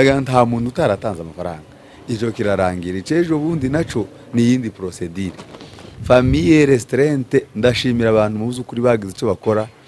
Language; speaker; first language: Kinyarwanda; native; Kinyarwanda